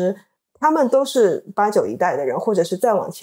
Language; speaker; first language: Chinese; native; Chinese